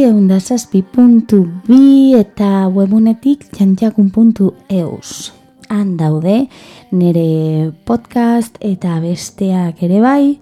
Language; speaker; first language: Basque; non-native, learner; Spanish